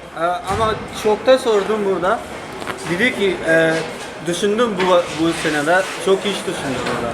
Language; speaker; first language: Turkish; non-native, learner; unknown